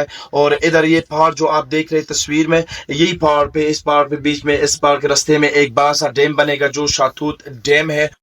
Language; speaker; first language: Hindi; non-native, fluent; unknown